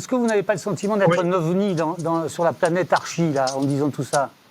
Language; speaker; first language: French; native; French